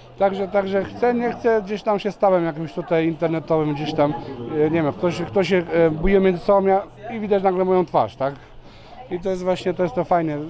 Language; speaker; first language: Polish; non-native, fluent; Serbian